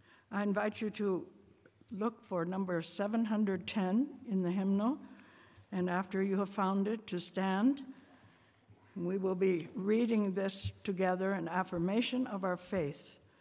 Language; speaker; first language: English; native; English